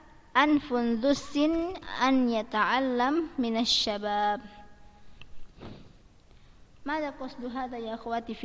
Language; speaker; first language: Arabic; non-native, fluent; Malay